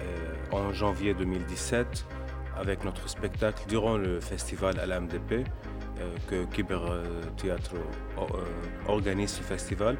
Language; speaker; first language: French; non-native, local second language; Arabic